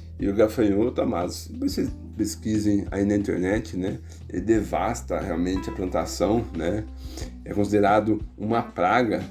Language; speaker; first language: Portuguese; native; Portuguese